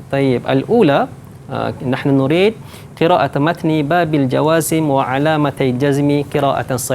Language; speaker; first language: Arabic; non-native, fluent; Malay